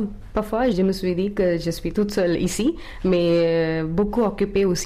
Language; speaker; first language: French; non-native, learner; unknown